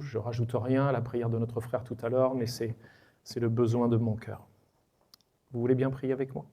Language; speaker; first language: French; native; French